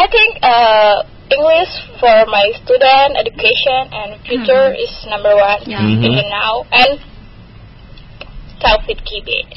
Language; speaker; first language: English; non-native, learner; Indonesian